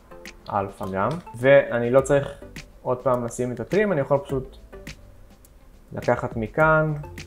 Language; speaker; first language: Hebrew; native; Hebrew